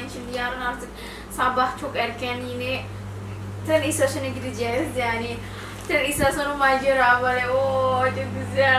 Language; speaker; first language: Turkish; non-native, learner; Indonesian